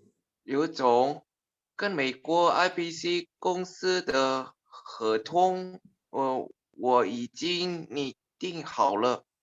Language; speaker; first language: Chinese; non-native, learner; Indonesian